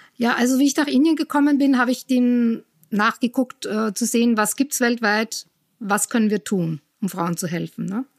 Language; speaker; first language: German; native; German